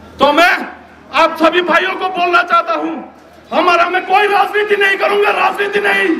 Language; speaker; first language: Hindi; non-native, local second language; Bangla